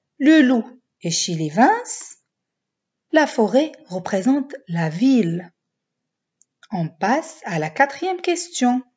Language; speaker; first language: French; non-native, local second language; Arabic